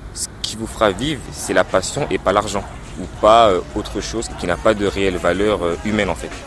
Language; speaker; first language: French; native; French